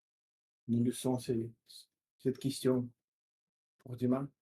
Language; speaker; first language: French; non-native, fluent; Russian